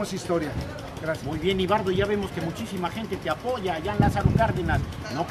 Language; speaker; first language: Spanish; native; Spanish